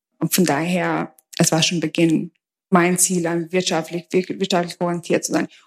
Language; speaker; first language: German; early bilingual, other home language; Albanian